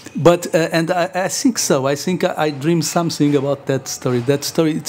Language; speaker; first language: English; non-native, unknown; Portuguese